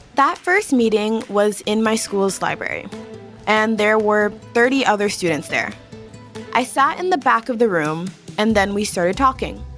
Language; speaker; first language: English; native; English